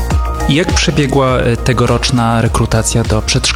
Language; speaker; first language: Polish; native; Polish